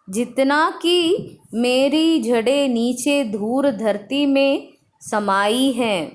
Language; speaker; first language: Hindi; non-native, local second language; Malayalam